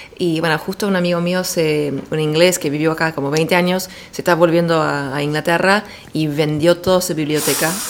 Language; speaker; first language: Spanish; early bilingual, heritage; Spanish